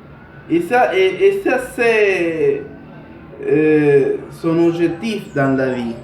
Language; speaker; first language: French; non-native, learner; Spanish